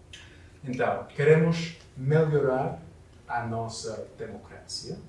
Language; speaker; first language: Portuguese; non-native, learner; English